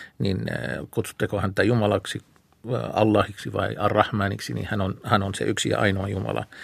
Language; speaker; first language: Finnish; non-native, fluent; Arabic